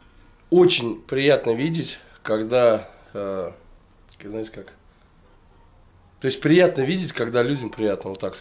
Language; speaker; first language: Russian; native; Russian